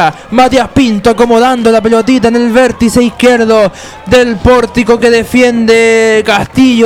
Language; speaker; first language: Spanish; native; Spanish